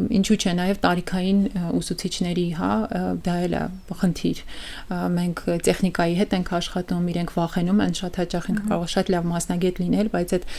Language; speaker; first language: Armenian; early bilingual, heritage; Armenian